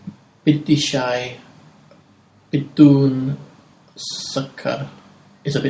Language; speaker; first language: Arabic; non-native, learner; English